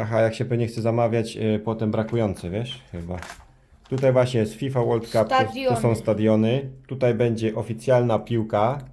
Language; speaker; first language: Polish; early bilingual, heritage; Polish